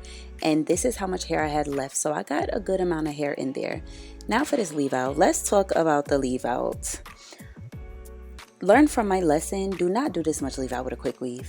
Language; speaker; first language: English; native; English